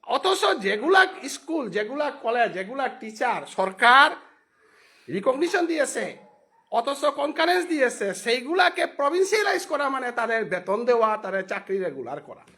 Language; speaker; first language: Bangla; non-native, local second language; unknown